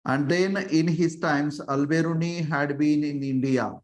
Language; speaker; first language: English; non-native, local second language; Marathi